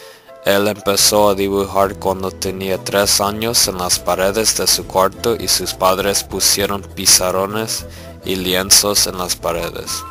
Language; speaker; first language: Spanish; non-native, learner; English